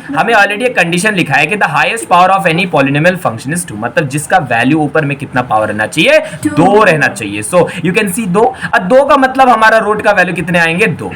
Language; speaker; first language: Hindi; non-native, local second language; Bangla